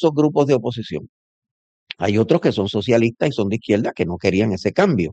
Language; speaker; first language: Spanish; native; Spanish